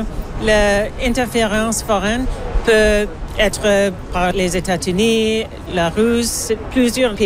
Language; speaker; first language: French; non-native, learner; English